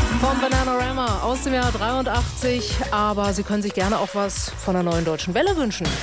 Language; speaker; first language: German; native; German